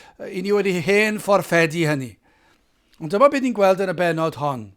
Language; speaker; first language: Welsh; native; Welsh